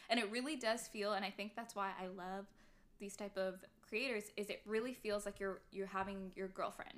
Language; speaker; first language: English; early bilingual, other home language; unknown